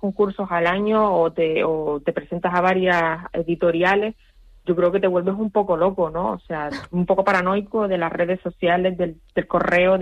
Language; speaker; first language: Spanish; native; Spanish